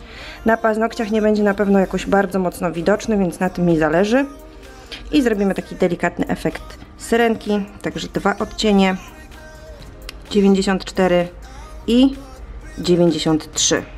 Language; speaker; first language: Polish; native; Polish